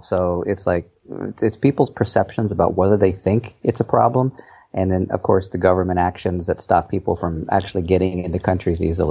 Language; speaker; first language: English; native; English